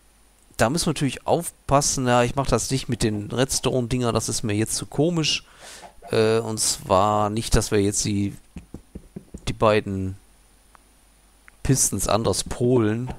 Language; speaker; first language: German; native; German